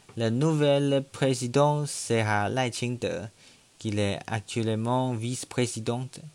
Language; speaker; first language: French; non-native, learner; Chinese